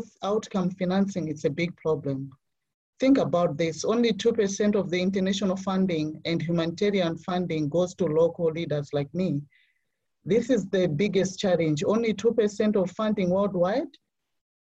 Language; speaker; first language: English; non-native, local second language; Nyanja